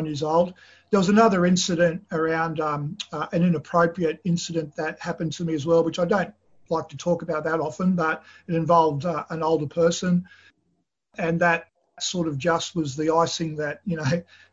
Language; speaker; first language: English; native; English